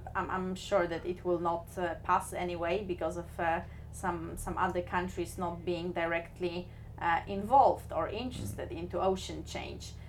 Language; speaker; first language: English; non-native, fluent; Polish